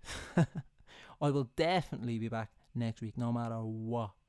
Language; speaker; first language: English; native; English